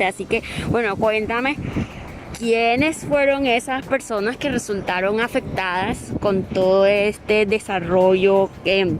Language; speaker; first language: Spanish; native; Spanish